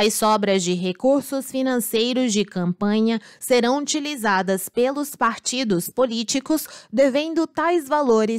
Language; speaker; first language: Portuguese; native; Portuguese